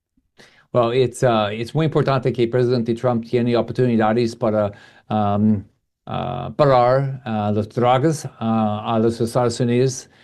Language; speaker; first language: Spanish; non-native, learner; English